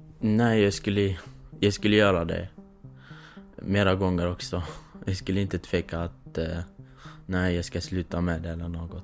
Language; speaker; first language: Swedish; non-native, fluent; Kurdish